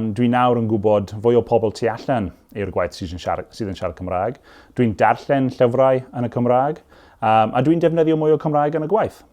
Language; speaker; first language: Welsh; non-native, local second language; English